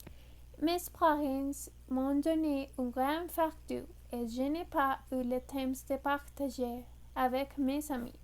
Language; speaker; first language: French; non-native, learner; Spanish